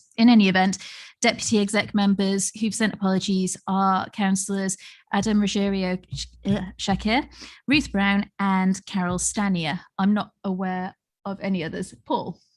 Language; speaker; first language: English; native; English